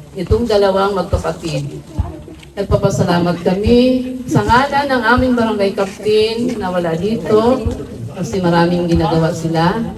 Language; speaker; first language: Filipino; non-native, local second language; Waray